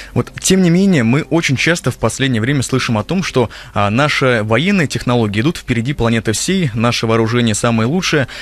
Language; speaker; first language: Russian; native; Russian